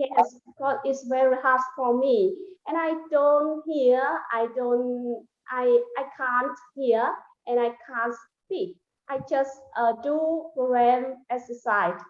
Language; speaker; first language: English; non-native, learner; Vietnamese